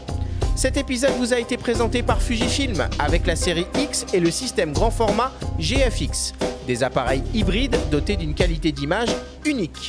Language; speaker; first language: French; native; French